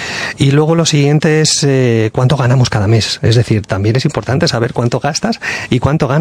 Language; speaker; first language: Spanish; native; Spanish